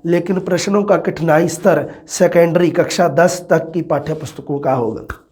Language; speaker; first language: Hindi; non-native, local second language; Punjabi